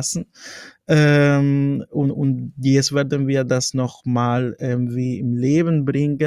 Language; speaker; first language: German; non-native, fluent; Spanish